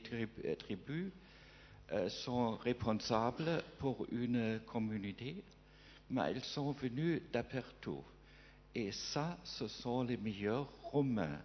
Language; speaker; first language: French; non-native, fluent; German